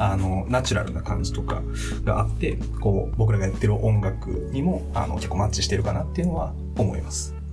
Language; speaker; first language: Japanese; native; Japanese